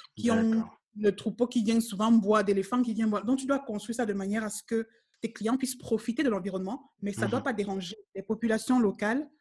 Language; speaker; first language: French; native; French